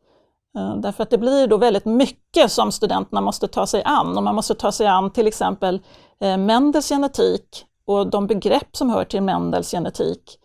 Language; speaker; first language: Swedish; native; Swedish